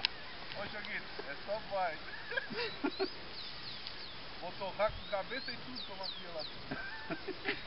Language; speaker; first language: Portuguese; native; Portuguese